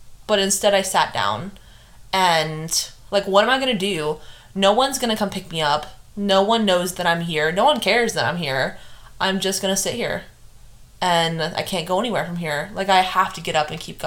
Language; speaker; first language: English; native; English